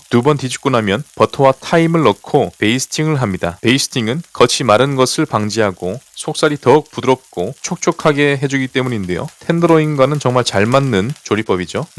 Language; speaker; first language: Korean; native; Korean